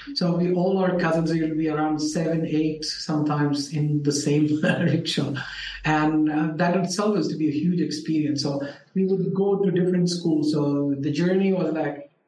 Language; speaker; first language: English; non-native, local second language; Urdu